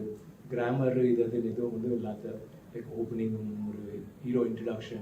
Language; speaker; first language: Malayalam; non-native, learner; Tamil